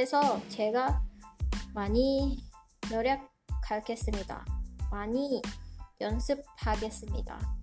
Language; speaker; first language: Korean; non-native, learner; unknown